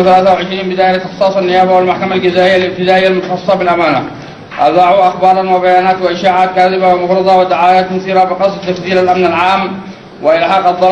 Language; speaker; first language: Arabic; native; Arabic